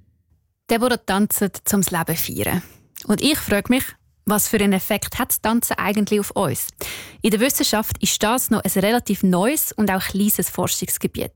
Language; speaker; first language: German; native; German